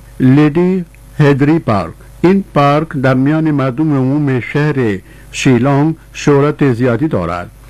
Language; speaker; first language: Persian; non-native, fluent; Urdu